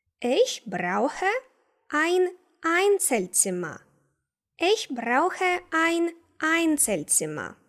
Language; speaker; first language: German; non-native, fluent; Ukrainian